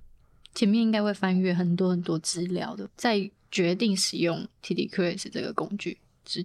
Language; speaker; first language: Chinese; native; Chinese